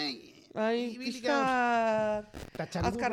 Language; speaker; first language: Basque; non-native, local second language; Spanish